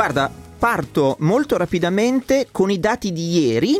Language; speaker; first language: Italian; native; Italian